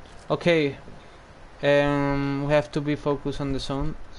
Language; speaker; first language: English; non-native, learner; Spanish